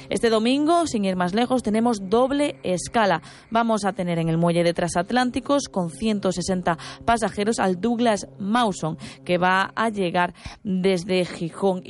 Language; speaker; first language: Spanish; native; Spanish